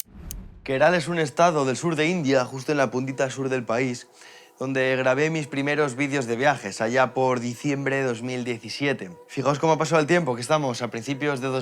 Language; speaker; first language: Spanish; native; Spanish